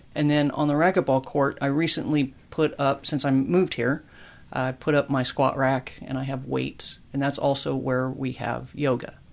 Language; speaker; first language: English; native; English